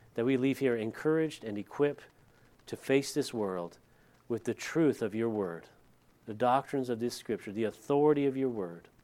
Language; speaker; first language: English; early bilingual, other home language; Dutch